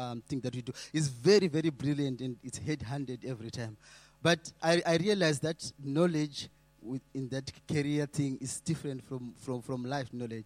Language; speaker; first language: English; non-native, local second language; Shona